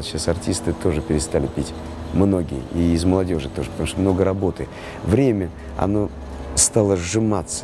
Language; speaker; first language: Russian; native; Russian